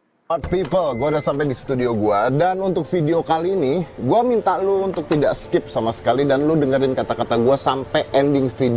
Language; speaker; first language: Indonesian; native; Indonesian